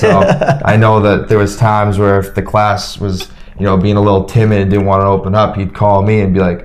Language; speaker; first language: English; native; English